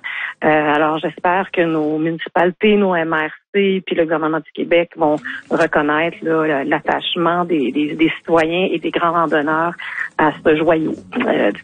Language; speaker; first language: French; native; French